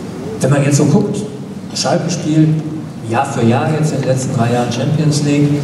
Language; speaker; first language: German; native; German